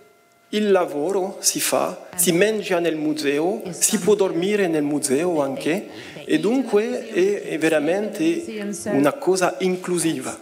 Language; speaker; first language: Italian; non-native, fluent; French